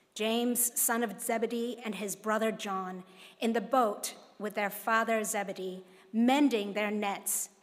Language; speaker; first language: English; non-native, local second language; Cantonese